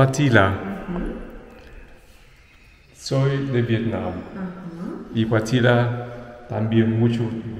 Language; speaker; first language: Spanish; non-native, learner; Vietnamese